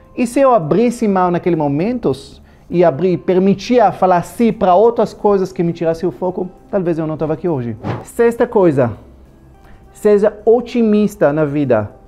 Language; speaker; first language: Portuguese; non-native, fluent; Hebrew